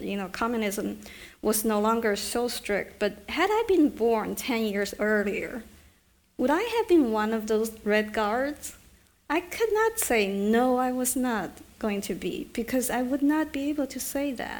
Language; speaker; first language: English; non-native, fluent; Chinese